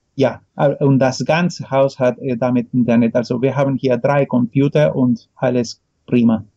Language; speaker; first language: German; non-native, fluent; Spanish